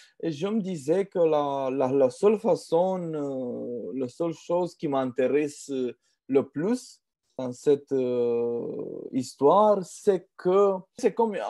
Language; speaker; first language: French; non-native, fluent; Romanian